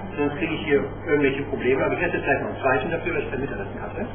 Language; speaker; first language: German; native; German